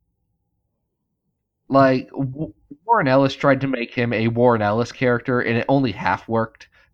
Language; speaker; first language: English; native; English